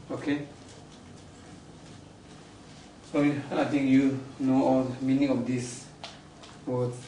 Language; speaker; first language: English; non-native, learner; Tibetan